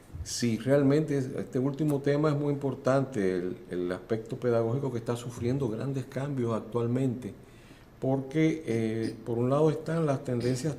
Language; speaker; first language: Spanish; native; Spanish